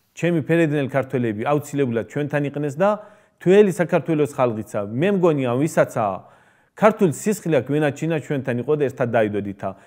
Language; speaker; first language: Georgian; early bilingual, heritage; Georgian